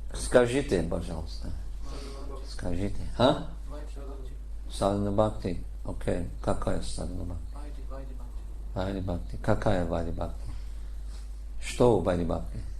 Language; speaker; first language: Russian; non-native, learner; English